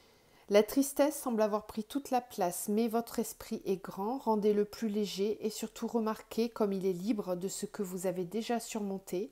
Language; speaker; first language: French; native; French